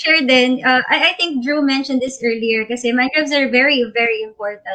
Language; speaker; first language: English; non-native, local second language; Filipino